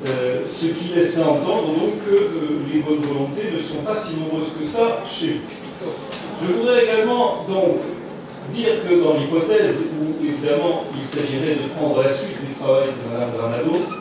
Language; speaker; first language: French; native; French